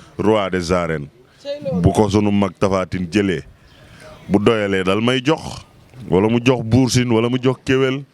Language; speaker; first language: Wolof; native; Wolof